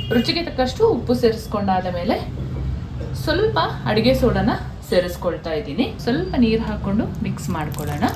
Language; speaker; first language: Kannada; non-native, local second language; Kodava